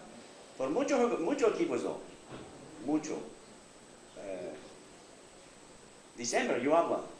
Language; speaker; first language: Spanish; non-native, learner; English